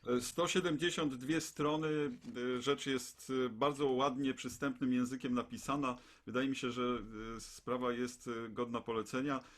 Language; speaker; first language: Polish; native; Polish